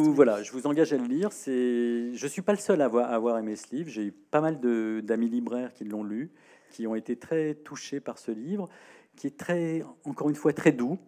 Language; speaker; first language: French; native; French